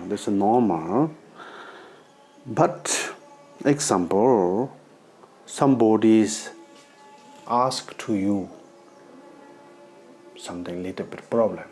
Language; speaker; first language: English; non-native, learner; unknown